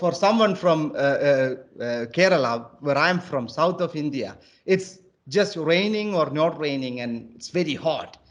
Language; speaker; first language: English; non-native, local second language; Malayalam